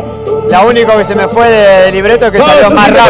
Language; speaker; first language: Spanish; native; Spanish